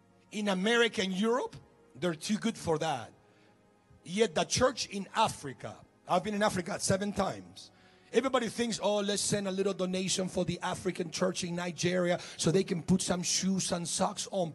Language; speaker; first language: English; early bilingual, other home language; Spanish